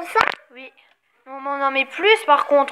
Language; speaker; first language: French; native; French